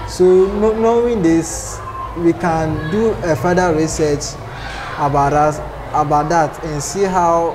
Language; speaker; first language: English; non-native, local second language; Akan